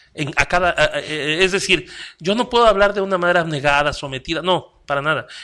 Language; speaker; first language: Spanish; native; Spanish